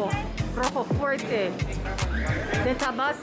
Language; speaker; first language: Spanish; non-native, learner; English